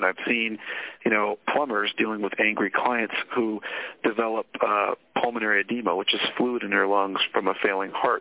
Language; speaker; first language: English; native; English